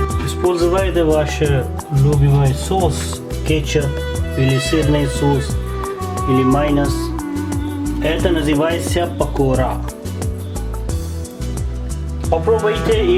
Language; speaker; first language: Russian; non-native, learner; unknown